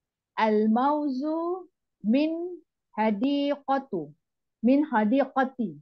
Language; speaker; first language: Arabic; non-native, learner; Indonesian